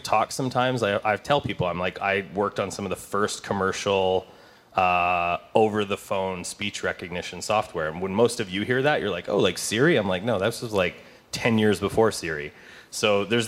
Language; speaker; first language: English; native; English